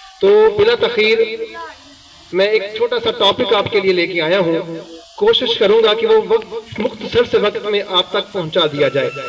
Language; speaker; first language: Urdu; non-native, local second language; Punjabi